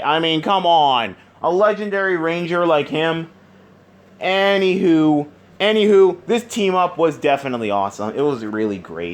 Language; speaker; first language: English; native; English